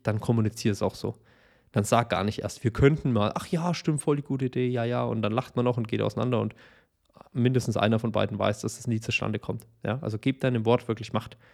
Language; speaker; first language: German; native; German